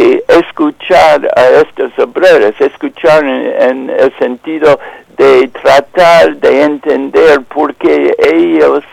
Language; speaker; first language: Spanish; non-native, fluent; English